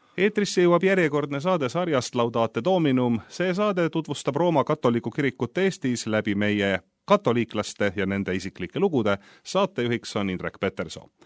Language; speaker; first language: Estonian; native; Estonian